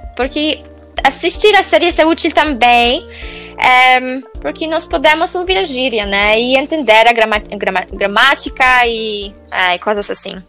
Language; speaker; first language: Portuguese; non-native, fluent; Polish